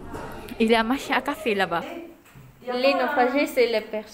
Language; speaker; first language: French; non-native, learner; Malay